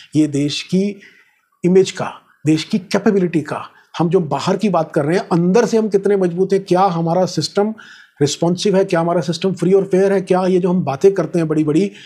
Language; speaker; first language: Hindi; native; Hindi